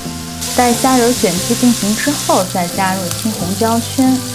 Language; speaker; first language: Chinese; native; Chinese